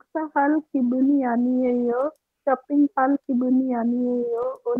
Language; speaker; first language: Korean; non-native, learner; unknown